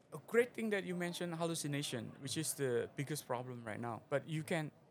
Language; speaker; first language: English; non-native, fluent; Indonesian